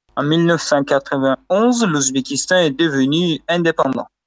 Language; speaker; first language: French; non-native, fluent; Uzbek